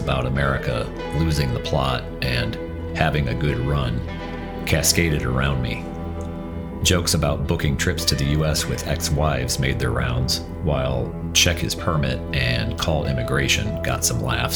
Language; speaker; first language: English; native; English